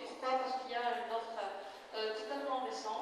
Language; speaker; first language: French; non-native, local second language; Arabic